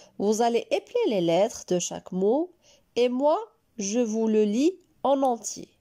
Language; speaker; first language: French; non-native, local second language; Arabic